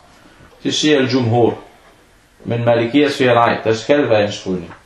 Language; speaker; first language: Danish; non-native, fluent; Arabic